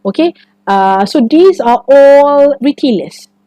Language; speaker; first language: English; non-native, local second language; Malay